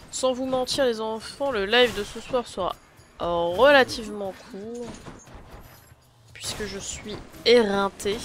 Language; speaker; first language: French; native; French